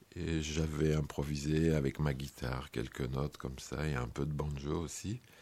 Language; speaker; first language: French; native; French